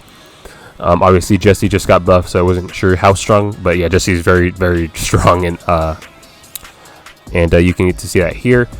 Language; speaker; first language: English; native; English